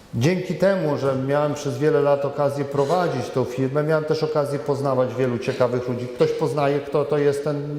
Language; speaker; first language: Polish; native; Polish